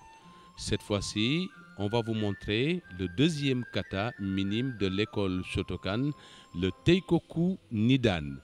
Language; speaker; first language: French; non-native, local second language; Wolof